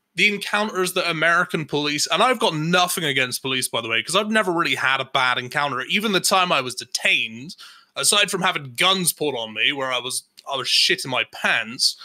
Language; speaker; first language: English; native; English